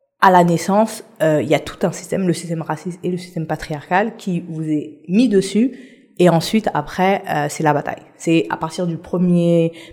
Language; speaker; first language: French; non-native, local second language; Haitian Creole